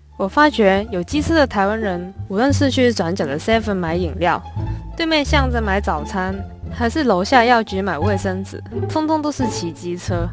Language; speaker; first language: Chinese; non-native, local second language; Cantonese